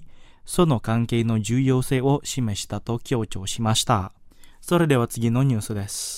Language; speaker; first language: Japanese; non-native, fluent; Indonesian